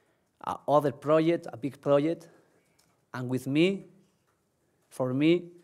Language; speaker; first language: English; non-native, learner; Spanish